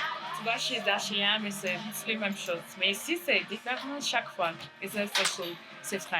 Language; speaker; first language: French; early bilingual, heritage; French